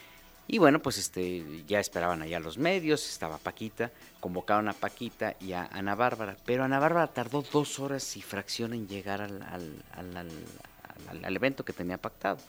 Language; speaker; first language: Spanish; native; Spanish